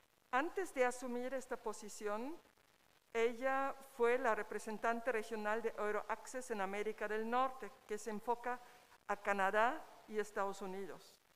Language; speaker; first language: Spanish; native; Spanish